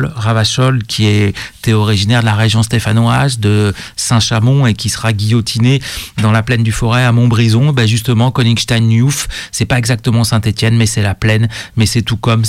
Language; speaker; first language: French; native; French